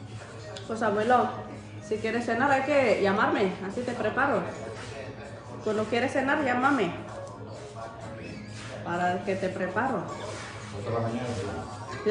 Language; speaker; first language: Spanish; non-native, learner; Indonesian